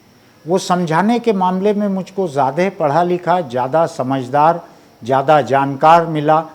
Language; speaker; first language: Hindi; native; Hindi